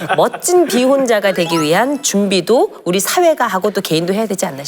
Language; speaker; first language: Korean; native; Korean